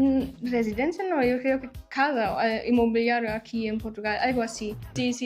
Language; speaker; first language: Spanish; non-native, fluent; German